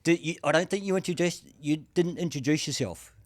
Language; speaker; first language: English; native; English